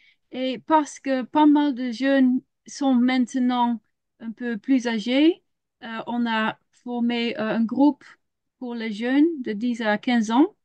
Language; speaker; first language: French; non-native, learner; Dutch